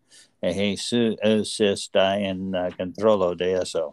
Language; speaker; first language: Spanish; non-native, learner; English